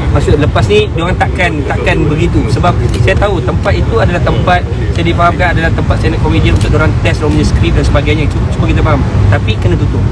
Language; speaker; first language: Malay; native; Malay